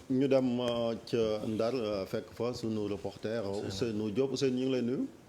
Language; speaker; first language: Wolof; native; Wolof